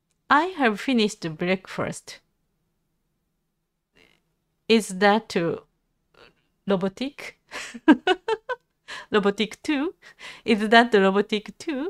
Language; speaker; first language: English; non-native, learner; Japanese